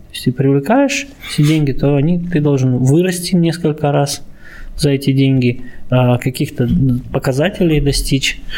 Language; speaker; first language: Russian; native; Russian